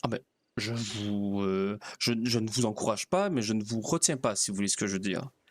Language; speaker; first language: French; native; French